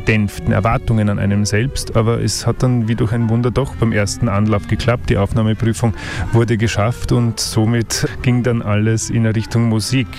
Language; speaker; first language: German; native; German